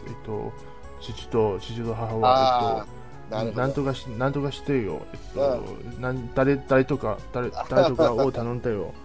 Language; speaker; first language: Japanese; non-native, learner; Chinese